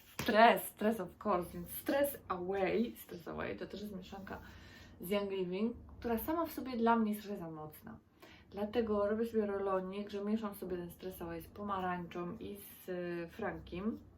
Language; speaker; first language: Polish; native; Polish